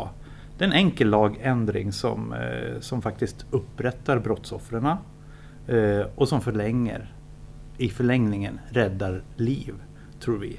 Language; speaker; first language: Swedish; native; Swedish